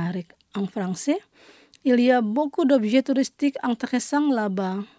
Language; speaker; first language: French; non-native, fluent; Indonesian